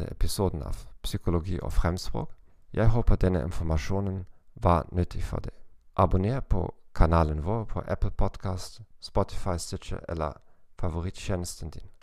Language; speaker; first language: Norwegian; non-native, learner; German